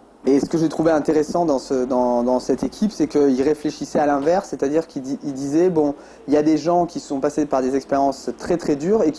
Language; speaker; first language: French; native; French